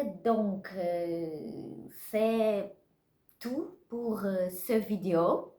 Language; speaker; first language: French; non-native, learner; Russian